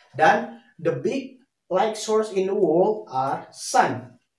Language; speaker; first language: English; non-native, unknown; Indonesian